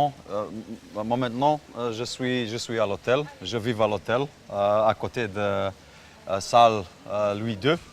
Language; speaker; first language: French; non-native, learner; Slovenian